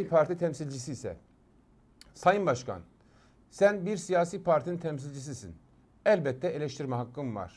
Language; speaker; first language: Turkish; native; Turkish